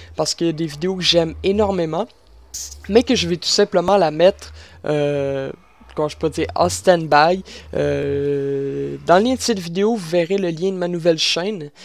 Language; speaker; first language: French; native; French